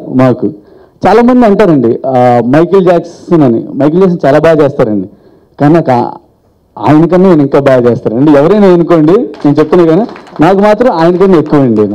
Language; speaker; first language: Telugu; native; Telugu